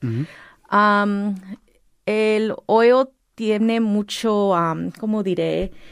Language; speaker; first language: Spanish; early bilingual, heritage; Spanish